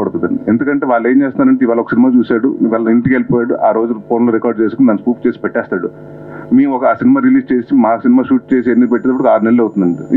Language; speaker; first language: Telugu; native; Telugu